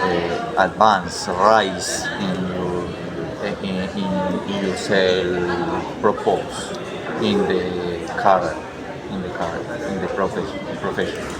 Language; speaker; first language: English; non-native, learner; Spanish